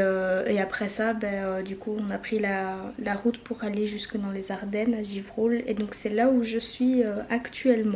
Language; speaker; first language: French; native; French